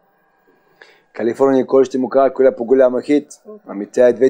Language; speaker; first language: Bulgarian; non-native, learner; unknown